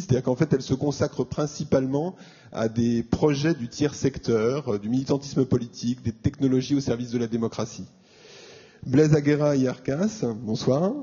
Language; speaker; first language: French; native; French